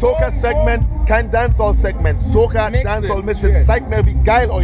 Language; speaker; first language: German; non-native, fluent; English